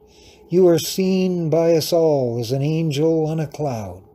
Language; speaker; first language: English; native; English